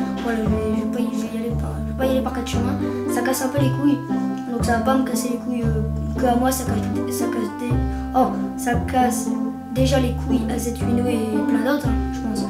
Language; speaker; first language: French; native; French